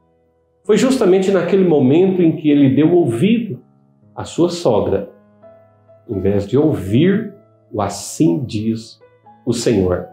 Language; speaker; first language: Portuguese; native; Portuguese